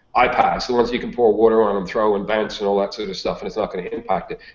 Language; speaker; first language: English; native; English